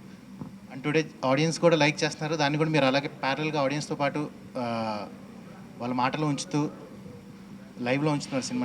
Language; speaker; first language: Telugu; native; Telugu